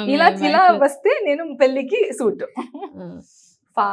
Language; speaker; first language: Telugu; non-native, learner; Kannada